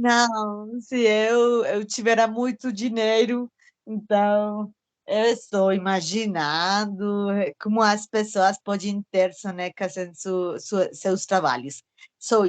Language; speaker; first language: Portuguese; non-native, fluent; Spanish